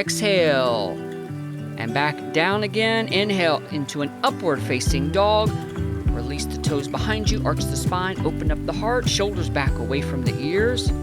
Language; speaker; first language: English; native; English